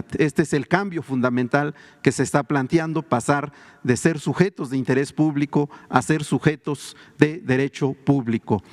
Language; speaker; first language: Spanish; non-native, local second language; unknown